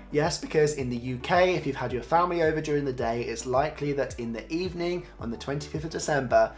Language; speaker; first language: English; native; English